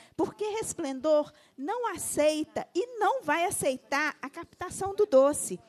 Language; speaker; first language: Portuguese; native; Portuguese